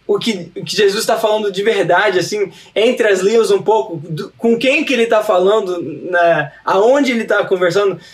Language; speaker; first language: Portuguese; early bilingual, heritage; Portuguese